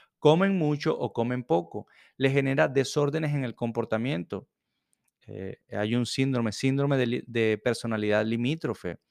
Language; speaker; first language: Spanish; native; Spanish